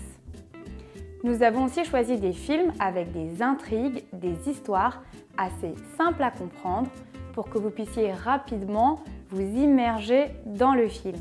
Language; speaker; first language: French; native; French